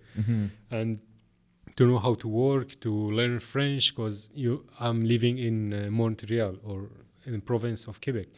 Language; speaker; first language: English; non-native, fluent; Arabic